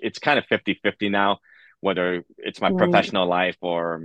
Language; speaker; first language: English; native; English